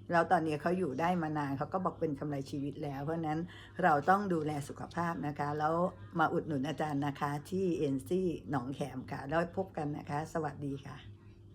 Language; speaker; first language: Thai; native; Thai